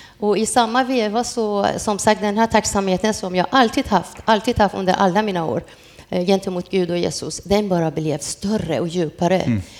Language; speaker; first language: Swedish; non-native, fluent; Persian